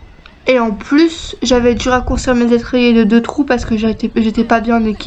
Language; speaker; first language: French; native; French